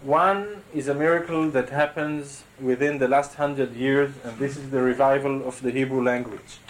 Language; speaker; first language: English; non-native, fluent; Hebrew